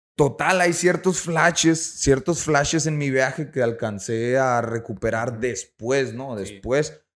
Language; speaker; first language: Spanish; native; Spanish